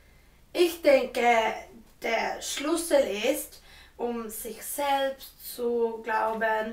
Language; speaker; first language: German; non-native, learner; Swedish